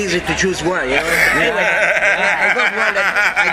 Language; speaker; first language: English; non-native, fluent; Italian